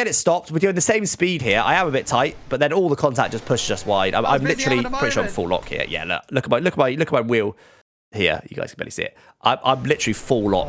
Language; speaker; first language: English; native; English